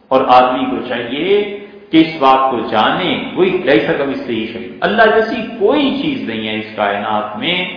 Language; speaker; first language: Urdu; native; Urdu